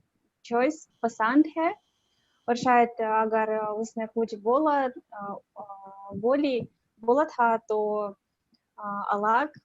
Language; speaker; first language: Hindi; non-native, learner; Russian